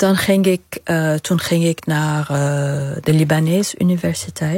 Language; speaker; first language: Dutch; non-native, fluent; Arabic